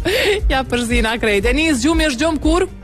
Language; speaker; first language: Albanian; native; Albanian